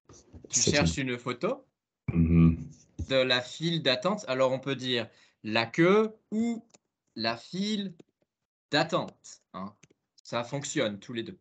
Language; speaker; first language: French; non-native, fluent; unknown